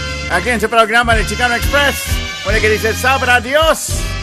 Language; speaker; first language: Spanish; early bilingual, heritage; Spanish